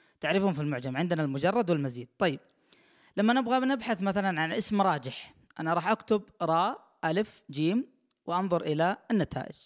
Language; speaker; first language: Arabic; native; Arabic